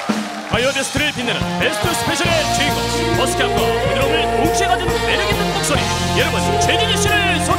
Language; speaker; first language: Korean; native; Korean